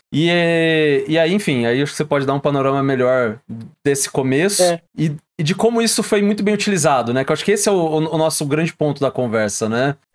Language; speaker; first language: Portuguese; native; Portuguese